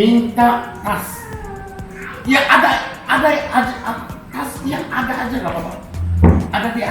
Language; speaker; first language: Indonesian; non-native, fluent; Japanese